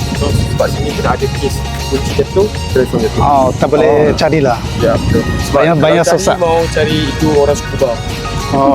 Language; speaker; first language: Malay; non-native, learner; Bangla